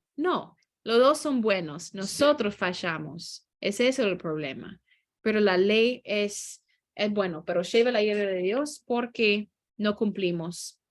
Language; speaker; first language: Spanish; non-native, fluent; English